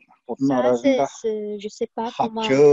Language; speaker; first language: French; non-native, fluent; Tuvinian